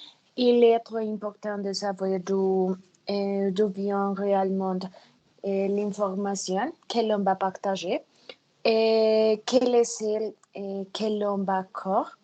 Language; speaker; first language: French; non-native, learner; Spanish